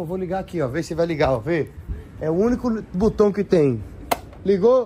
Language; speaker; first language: Portuguese; native; Portuguese